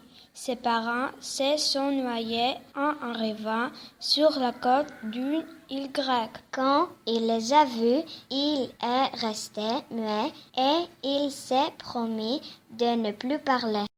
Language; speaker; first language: French; non-native, learner; Greek